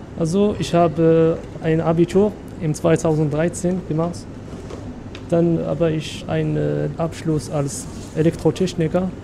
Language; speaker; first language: German; non-native, learner; Arabic